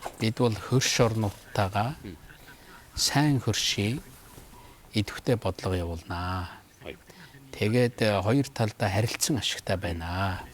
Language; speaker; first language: Mongolian; native; Mongolian